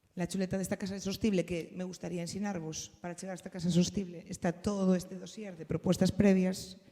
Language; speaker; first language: Spanish; non-native, local second language; Galician